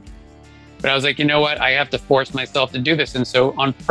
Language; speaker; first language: English; native; English